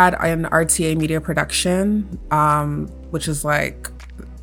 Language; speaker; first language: English; native; English